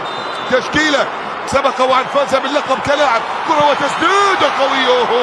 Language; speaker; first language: Arabic; native; Arabic